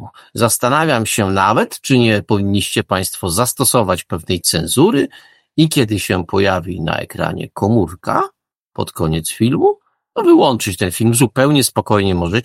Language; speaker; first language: Polish; native; Polish